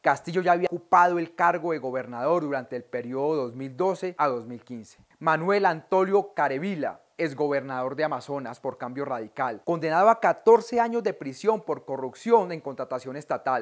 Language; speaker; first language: Spanish; native; Spanish